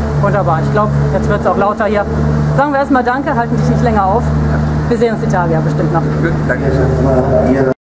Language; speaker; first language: German; native; German